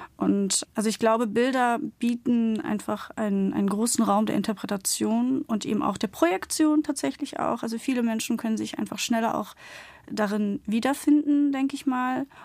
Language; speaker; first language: German; early bilingual, other home language; Turkish